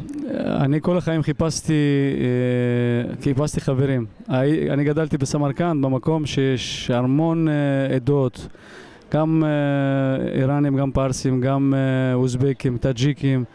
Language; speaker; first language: Hebrew; non-native, fluent; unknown